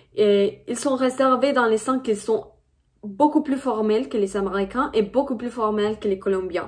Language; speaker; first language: French; non-native, fluent; Spanish